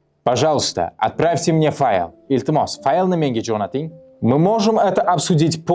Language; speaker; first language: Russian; non-native, fluent; Uzbek